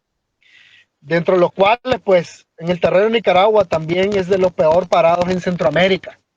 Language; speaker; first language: Spanish; native; Spanish